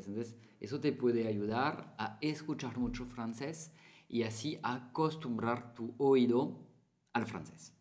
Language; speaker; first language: Spanish; non-native, fluent; French